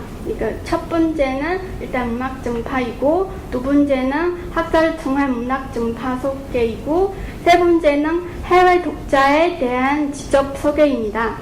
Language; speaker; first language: Korean; non-native, fluent; Chinese